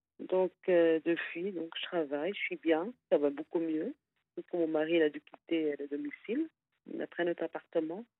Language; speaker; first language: French; non-native, fluent; Arabic